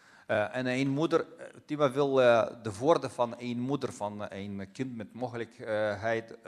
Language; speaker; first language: Dutch; non-native, fluent; Russian